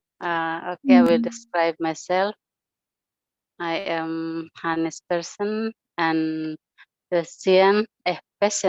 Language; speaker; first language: English; non-native, learner; Indonesian